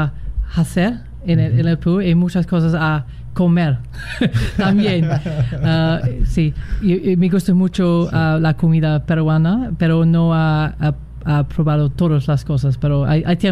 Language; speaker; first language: Spanish; non-native, learner; English